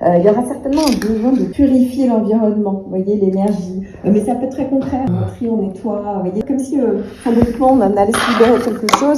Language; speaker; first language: French; native; French